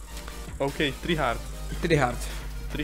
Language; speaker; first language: English; non-native, learner; Slovak